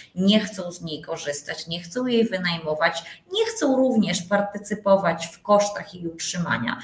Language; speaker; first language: Polish; native; Polish